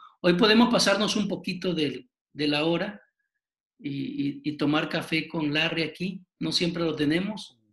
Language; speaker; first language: Spanish; native; Spanish